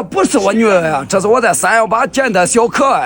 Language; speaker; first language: Chinese; native; Chinese